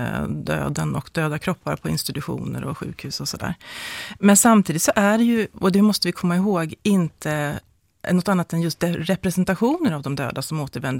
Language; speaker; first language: Swedish; native; Swedish